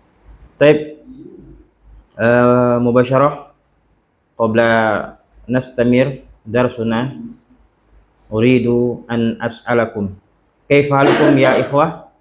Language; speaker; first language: Arabic; non-native, fluent; Indonesian